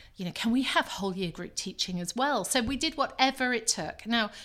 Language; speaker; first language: English; native; English